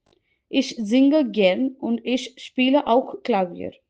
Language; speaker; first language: German; non-native, fluent; Hindi